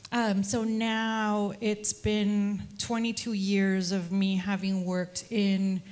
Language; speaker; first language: English; early bilingual, other home language; Spanish